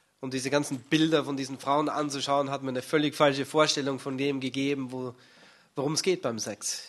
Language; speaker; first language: German; native; German